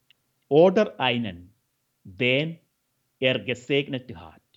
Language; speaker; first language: German; non-native, fluent; Malayalam